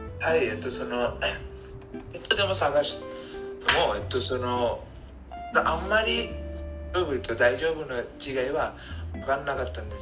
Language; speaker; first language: Japanese; non-native, learner; Bangla